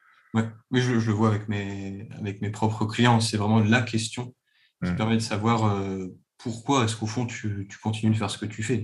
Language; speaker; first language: French; native; French